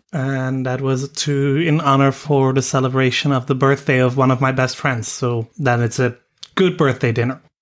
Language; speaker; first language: English; non-native, fluent; Dutch